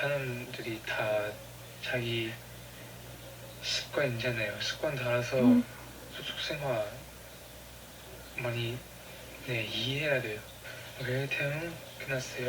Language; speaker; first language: Korean; non-native, fluent; Chinese